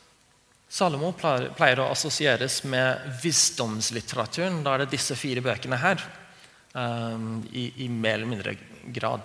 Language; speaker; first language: Norwegian; non-native, fluent; English